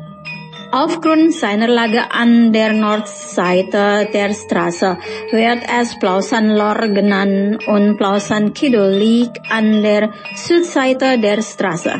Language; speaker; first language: German; non-native, fluent; Indonesian